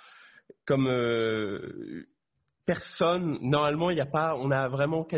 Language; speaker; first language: French; native; French